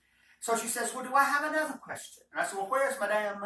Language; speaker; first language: English; native; English